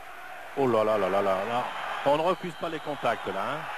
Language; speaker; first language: French; native; French